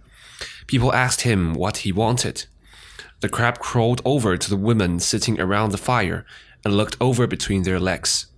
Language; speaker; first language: English; non-native, fluent; Chinese